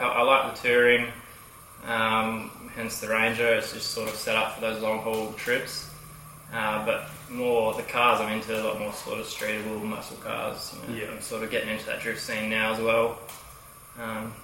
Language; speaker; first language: English; native; English